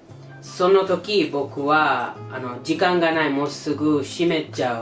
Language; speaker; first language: Japanese; non-native, learner; English